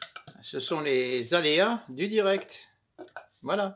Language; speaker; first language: French; native; French